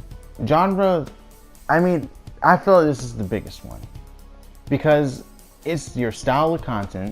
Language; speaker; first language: English; native; English